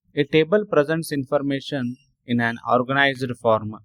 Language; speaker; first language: English; non-native, local second language; Kannada